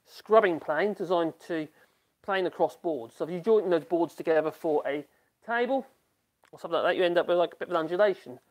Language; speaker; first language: English; native; English